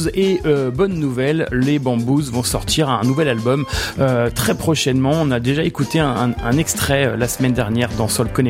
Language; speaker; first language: French; native; French